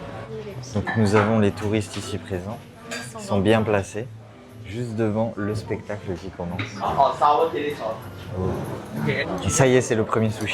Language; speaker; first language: French; native; French